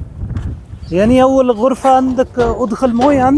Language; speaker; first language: Arabic; non-native, learner; Urdu